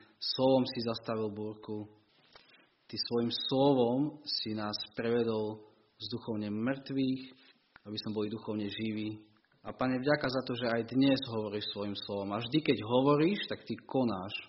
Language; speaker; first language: Slovak; native; Slovak